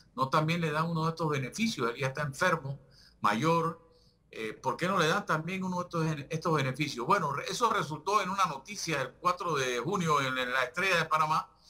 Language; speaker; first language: Spanish; native; Spanish